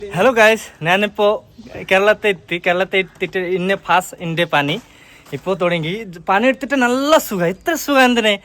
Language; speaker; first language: Malayalam; non-native, local second language; Bangla